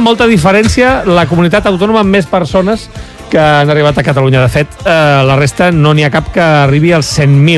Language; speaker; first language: Catalan; native; Catalan